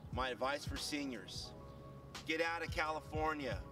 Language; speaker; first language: English; native; English